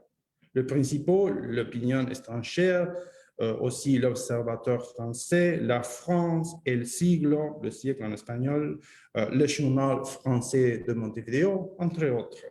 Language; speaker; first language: French; non-native, fluent; Spanish